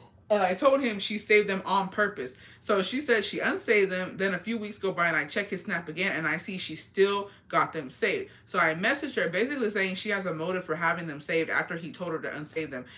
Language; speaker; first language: English; early bilingual, other home language; Spanish